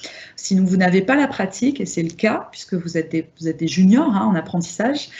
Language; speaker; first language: French; native; French